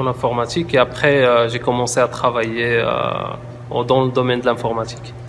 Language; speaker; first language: French; non-native, local second language; Arabic